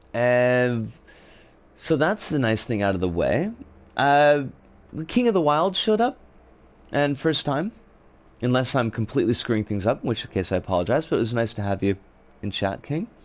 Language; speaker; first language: English; native; English